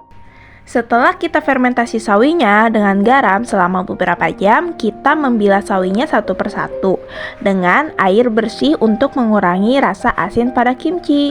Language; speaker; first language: Indonesian; native; Indonesian